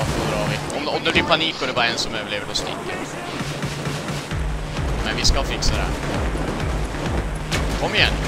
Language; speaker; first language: Swedish; native; Swedish